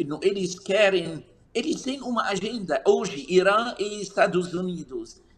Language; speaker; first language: Portuguese; non-native, fluent; Arabic